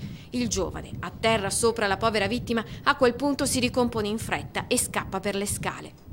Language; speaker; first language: Italian; native; Italian